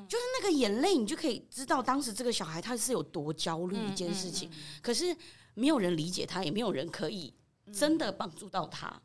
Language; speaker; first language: Chinese; early bilingual, other home language; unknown